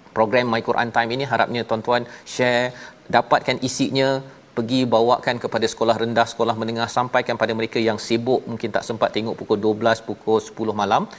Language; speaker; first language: Malay; native; Malay